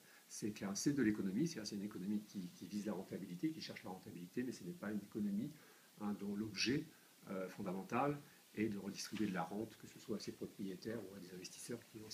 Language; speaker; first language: French; native; French